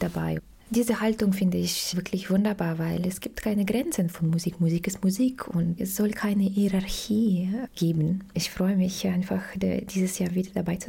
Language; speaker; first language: German; non-native, fluent; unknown